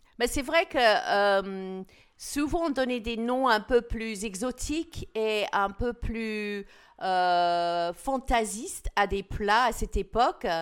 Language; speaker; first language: French; non-native, fluent; English